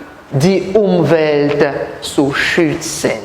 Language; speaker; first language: German; non-native, learner; French